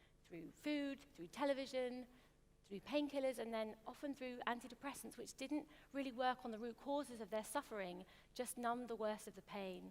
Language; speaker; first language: English; native; English